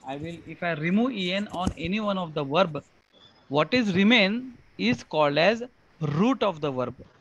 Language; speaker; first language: English; non-native, local second language; Marathi